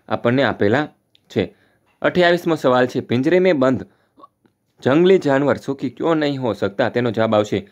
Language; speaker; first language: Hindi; non-native, local second language; Gujarati